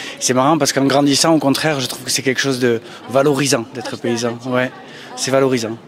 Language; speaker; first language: French; native; French